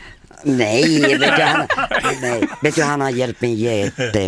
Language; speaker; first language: Swedish; non-native, learner; Finnish